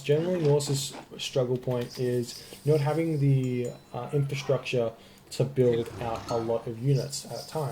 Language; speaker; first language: English; native; English